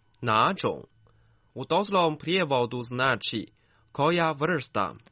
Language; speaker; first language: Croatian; non-native, fluent; Chinese